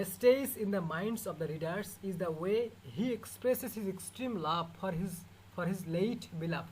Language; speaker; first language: English; non-native, local second language; Bangla